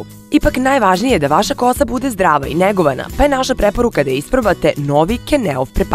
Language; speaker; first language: Croatian; native; Croatian